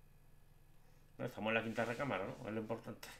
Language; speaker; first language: Spanish; native; Spanish